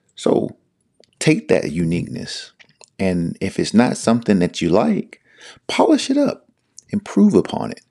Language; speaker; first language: English; native; English